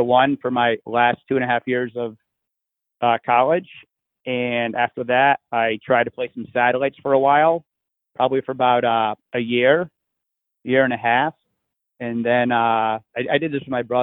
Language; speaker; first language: English; native; English